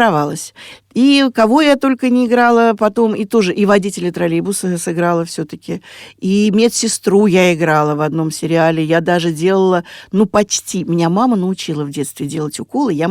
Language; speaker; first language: Russian; native; Russian